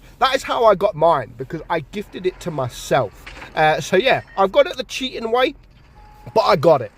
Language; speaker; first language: English; native; English